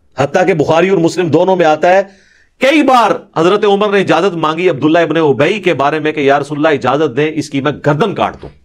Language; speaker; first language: Urdu; non-native, local second language; Punjabi